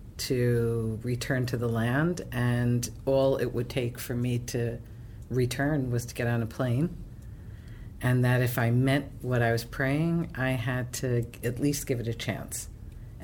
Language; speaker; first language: English; native; English